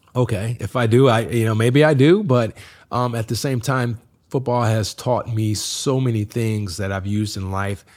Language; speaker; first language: English; native; English